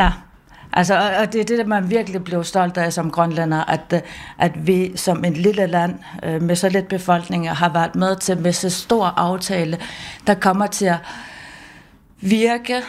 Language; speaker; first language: Danish; non-native, local second language; Kalaallisut